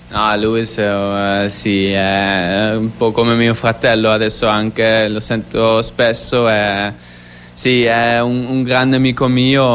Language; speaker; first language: Italian; non-native, fluent; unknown